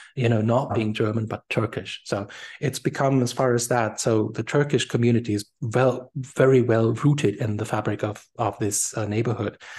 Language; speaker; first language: English; non-native, fluent; German